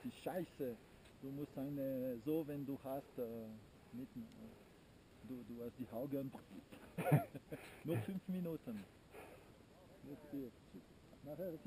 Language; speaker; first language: German; non-native, learner; French